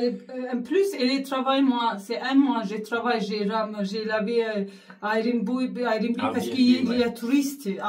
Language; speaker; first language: French; non-native, learner; Arabic